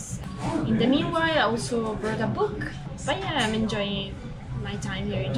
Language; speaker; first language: English; non-native, fluent; Italian